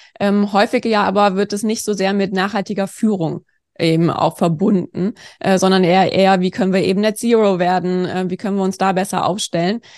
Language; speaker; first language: German; native; German